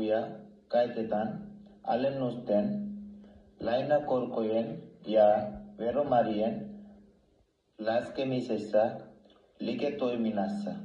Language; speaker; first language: Finnish; non-native, learner; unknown